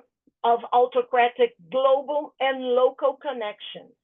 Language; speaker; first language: English; non-native, fluent; Portuguese